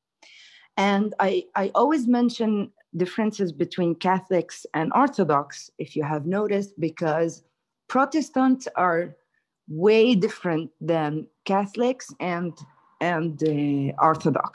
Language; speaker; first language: English; non-native, fluent; Hebrew